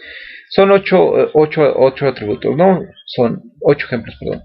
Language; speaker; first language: Spanish; native; Spanish